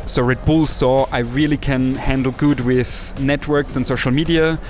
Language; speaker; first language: English; non-native, fluent; German